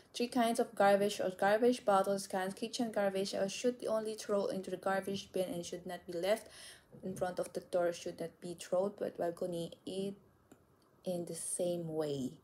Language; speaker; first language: English; non-native, local second language; Filipino